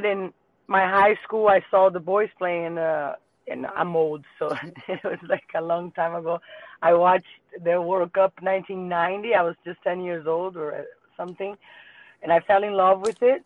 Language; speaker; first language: English; non-native, fluent; Portuguese